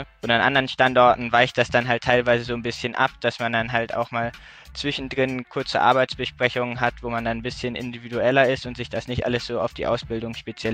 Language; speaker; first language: German; native; German